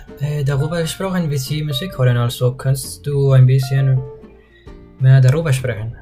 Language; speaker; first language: German; non-native, learner; Spanish